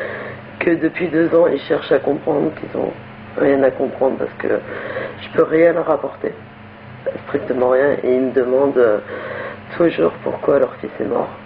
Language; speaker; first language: French; native; French